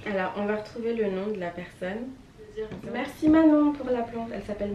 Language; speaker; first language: French; native; French